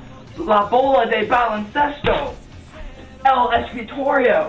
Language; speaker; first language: Spanish; non-native, learner; English